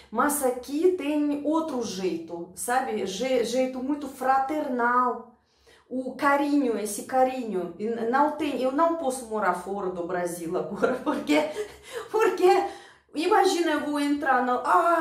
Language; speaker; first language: Portuguese; non-native, fluent; Russian